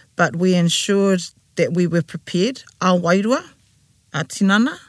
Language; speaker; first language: English; native; English